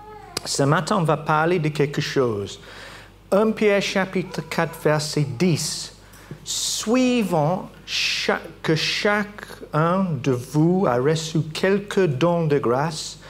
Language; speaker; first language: French; non-native, fluent; English